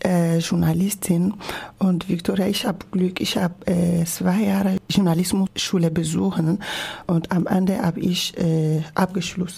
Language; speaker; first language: German; non-native, learner; Ewe